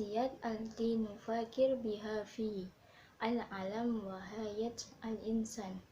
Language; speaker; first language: Arabic; non-native, learner; Indonesian